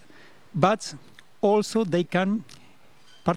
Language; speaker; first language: English; non-native, fluent; Spanish